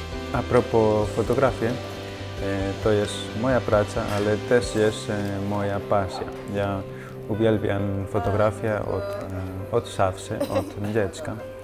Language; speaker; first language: Polish; non-native, fluent; Spanish